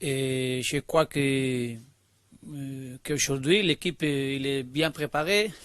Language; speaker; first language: French; non-native, learner; Spanish